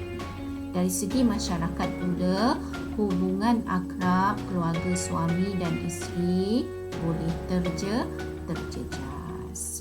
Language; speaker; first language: Malay; native; Malay